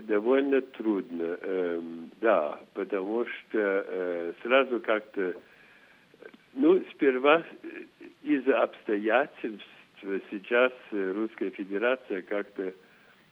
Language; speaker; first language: Russian; non-native, fluent; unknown